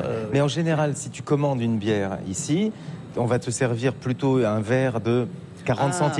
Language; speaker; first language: French; native; French